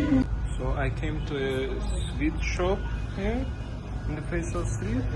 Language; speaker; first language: English; non-native, fluent; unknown